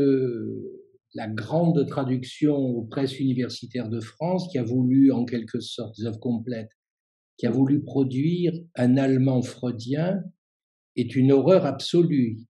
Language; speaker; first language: French; native; French